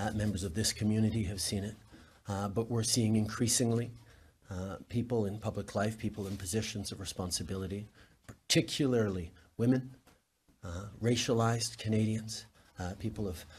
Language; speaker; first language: English; native; English